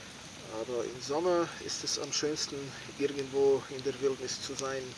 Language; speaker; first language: German; non-native, fluent; Serbian